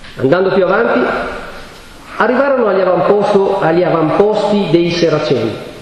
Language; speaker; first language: Italian; native; Italian